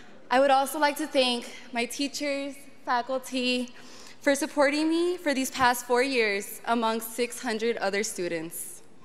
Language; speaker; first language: English; early bilingual, other home language; Spanish